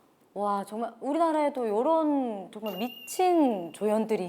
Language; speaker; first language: Korean; native; Korean